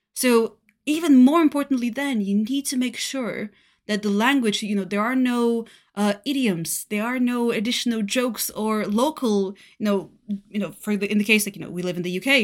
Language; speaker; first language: English; non-native, fluent; Bulgarian